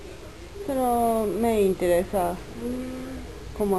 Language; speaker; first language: Spanish; non-native, learner; Japanese